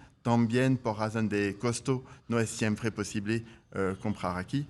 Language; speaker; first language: Spanish; non-native, fluent; French